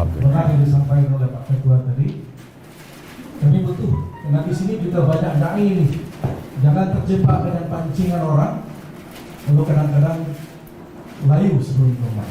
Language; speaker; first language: Indonesian; native; Indonesian